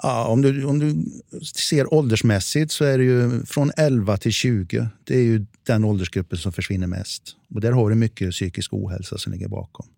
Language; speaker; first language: Swedish; native; Swedish